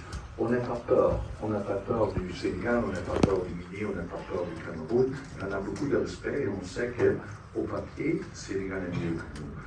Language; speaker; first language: French; non-native, fluent; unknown